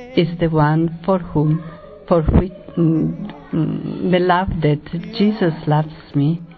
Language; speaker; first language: English; non-native, fluent; Italian